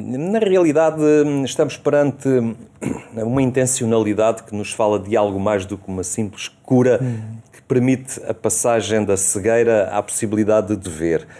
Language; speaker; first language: Portuguese; native; Portuguese